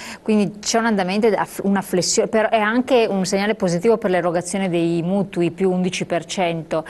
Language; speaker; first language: Italian; native; Italian